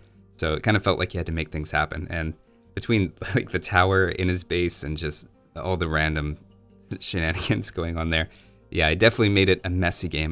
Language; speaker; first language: English; native; English